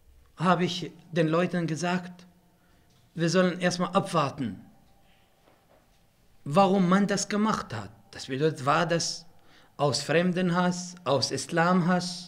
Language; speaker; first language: German; non-native, fluent; Arabic